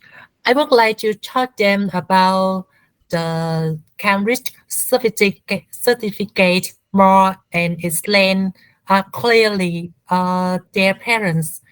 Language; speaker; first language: English; non-native, learner; Vietnamese